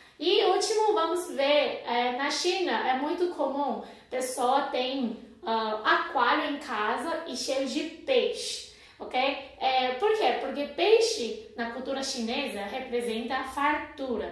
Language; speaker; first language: Portuguese; non-native, fluent; Chinese